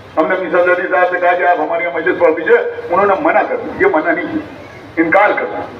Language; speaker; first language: Urdu; native; Urdu